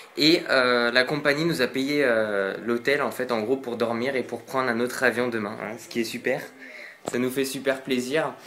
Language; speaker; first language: French; native; French